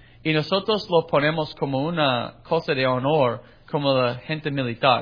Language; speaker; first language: Spanish; non-native, fluent; English